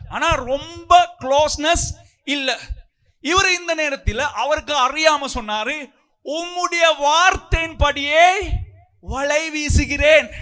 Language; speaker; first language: Tamil; non-native, local second language; Sinhala